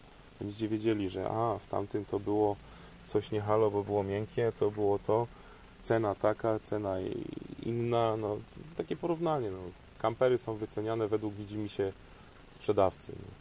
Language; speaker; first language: Polish; native; Polish